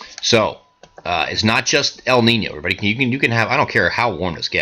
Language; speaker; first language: English; native; English